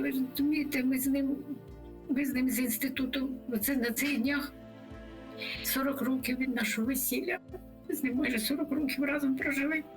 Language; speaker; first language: Ukrainian; native; Ukrainian